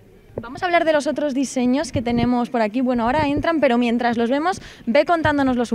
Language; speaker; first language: Spanish; native; Spanish